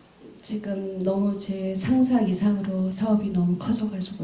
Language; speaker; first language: Korean; native; Korean